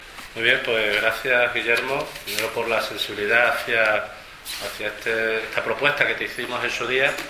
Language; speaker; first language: Spanish; native; Spanish